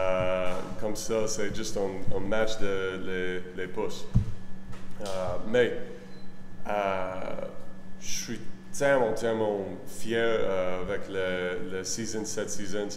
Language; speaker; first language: French; non-native, learner; English